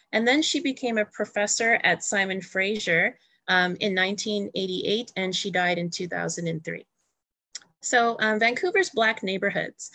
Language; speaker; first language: English; native; English